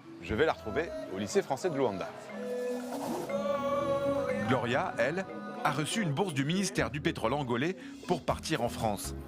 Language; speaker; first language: French; native; French